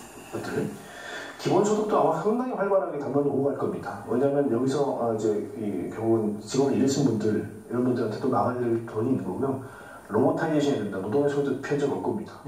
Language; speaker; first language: Korean; native; Korean